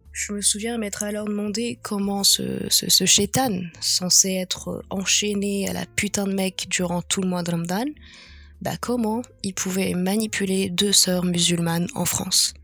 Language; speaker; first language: French; early bilingual, other home language; Arabic